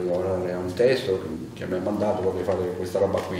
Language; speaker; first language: Italian; native; Italian